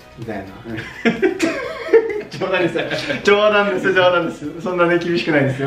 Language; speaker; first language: Japanese; native; Japanese